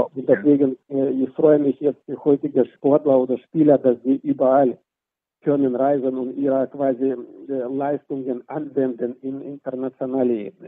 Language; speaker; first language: German; non-native, fluent; Russian